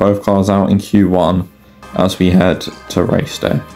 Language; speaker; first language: English; native; English